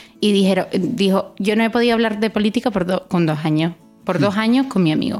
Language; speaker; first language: Spanish; early bilingual, heritage; Spanish